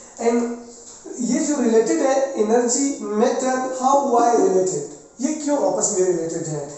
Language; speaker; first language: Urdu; non-native, local second language; Pashto